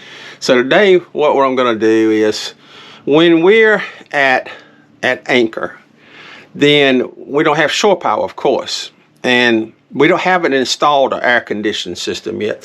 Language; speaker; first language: English; native; English